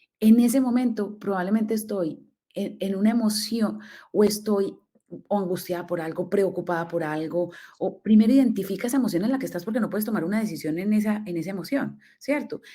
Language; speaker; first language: Spanish; native; Spanish